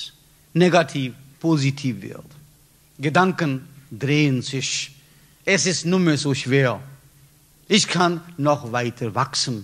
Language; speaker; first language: German; non-native, learner; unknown